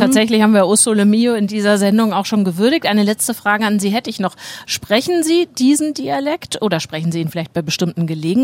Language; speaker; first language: German; native; German